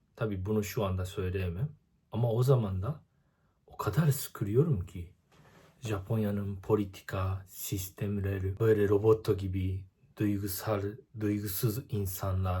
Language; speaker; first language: Turkish; non-native, fluent; Japanese